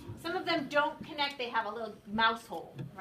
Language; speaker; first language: English; native; English